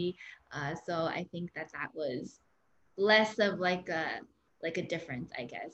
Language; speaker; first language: English; native; English